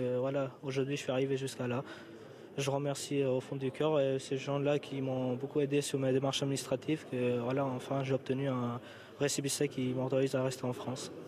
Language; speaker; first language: French; non-native, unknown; Albanian